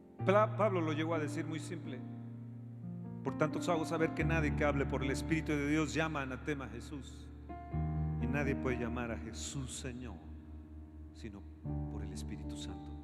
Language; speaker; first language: Spanish; native; Spanish